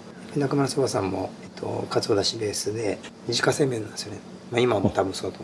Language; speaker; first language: Japanese; native; Japanese